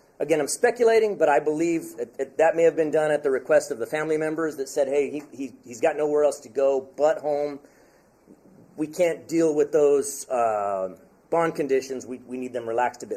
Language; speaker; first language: English; early bilingual, other home language; Spanish